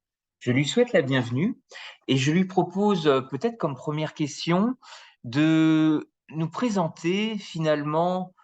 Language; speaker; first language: French; native; French